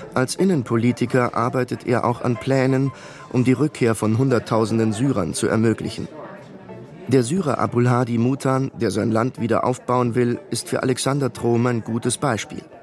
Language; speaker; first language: German; native; German